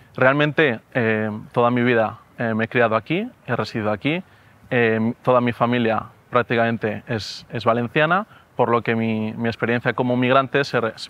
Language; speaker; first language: Spanish; native; Spanish